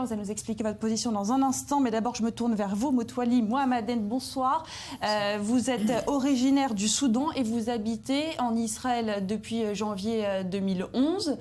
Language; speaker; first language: French; native; French